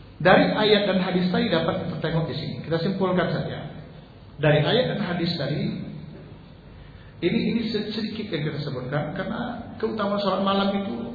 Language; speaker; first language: Indonesian; native; Indonesian